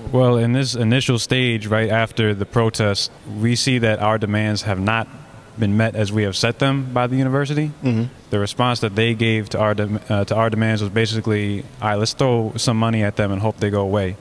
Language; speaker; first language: English; native; English